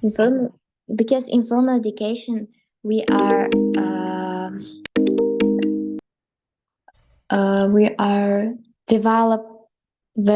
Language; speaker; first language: English; non-native, learner; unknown